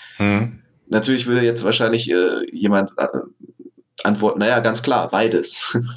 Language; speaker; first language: German; native; German